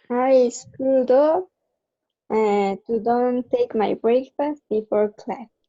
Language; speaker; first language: English; non-native, learner; Spanish